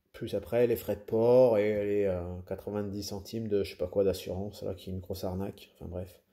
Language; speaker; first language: French; native; French